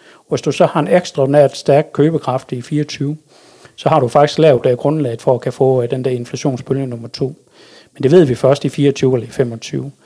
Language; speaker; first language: Danish; native; Danish